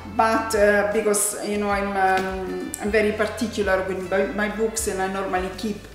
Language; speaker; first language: English; non-native, fluent; Italian